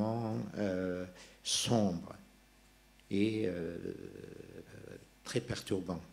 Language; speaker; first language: French; non-native, local second language; Persian